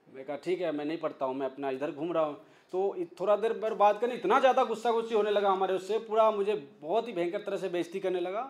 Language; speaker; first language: Hindi; native; Hindi